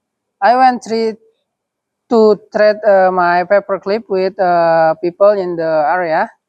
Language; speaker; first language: English; non-native, learner; Indonesian